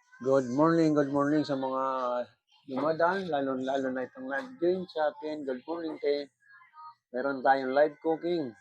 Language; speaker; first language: Filipino; non-native, local second language; Bikol